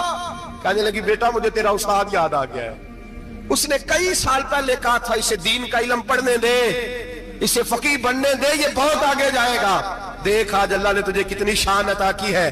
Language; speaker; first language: Hindi; non-native, local second language; Punjabi